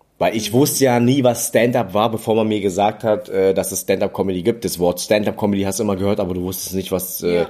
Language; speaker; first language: German; early bilingual, other home language; English